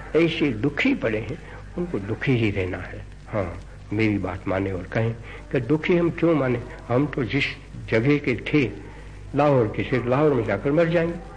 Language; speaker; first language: Hindi; non-native, local second language; Gujarati